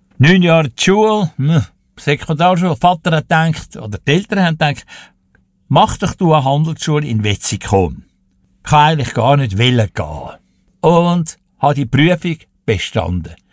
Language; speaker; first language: German; native; German